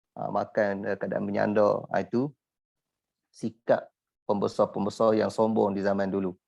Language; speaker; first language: Malay; native; Malay